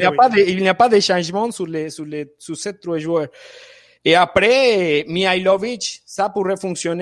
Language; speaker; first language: French; non-native, fluent; Spanish